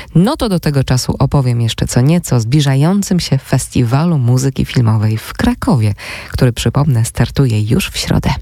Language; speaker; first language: Polish; native; Polish